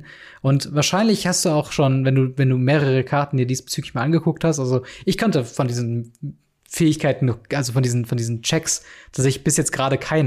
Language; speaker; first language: German; native; German